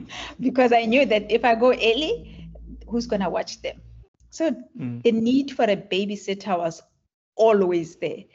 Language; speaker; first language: English; non-native, local second language; Tswana